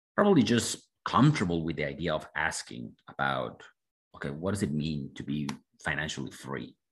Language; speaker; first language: English; non-native, fluent; Spanish